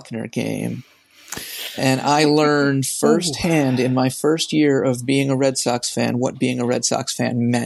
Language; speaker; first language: English; native; English